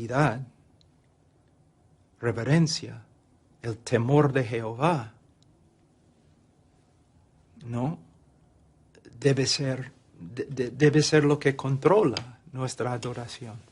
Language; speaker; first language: Spanish; non-native, fluent; English